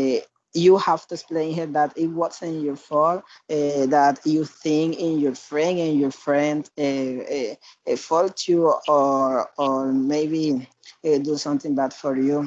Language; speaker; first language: English; non-native, learner; Spanish